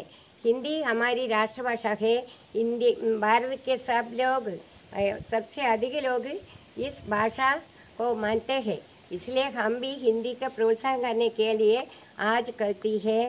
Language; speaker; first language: Hindi; non-native, local second language; Malayalam